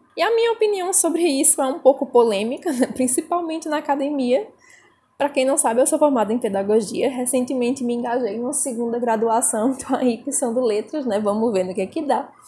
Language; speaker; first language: Portuguese; native; Portuguese